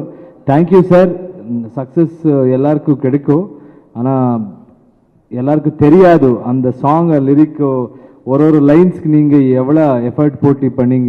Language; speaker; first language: Tamil; non-native, learner; Kannada